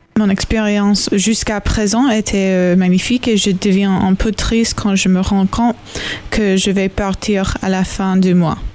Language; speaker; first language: French; non-native, learner; English